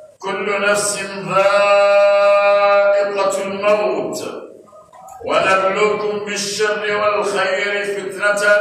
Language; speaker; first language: Arabic; non-native, local second language; Ngazidja Comorian